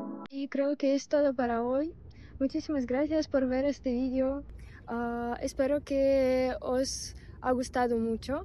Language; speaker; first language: Spanish; non-native, fluent; Russian